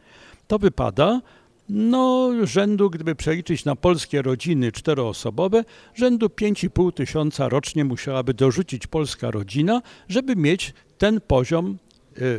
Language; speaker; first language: Polish; native; Polish